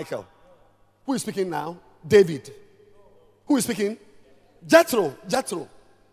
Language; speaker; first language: English; non-native, local second language; Ewe